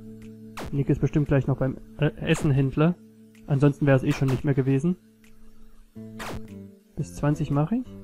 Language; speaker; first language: German; native; German